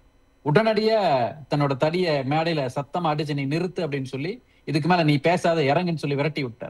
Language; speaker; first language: Tamil; native; Tamil